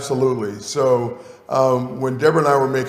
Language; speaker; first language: English; native; English